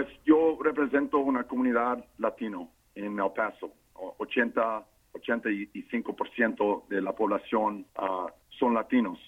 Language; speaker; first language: Spanish; non-native, fluent; English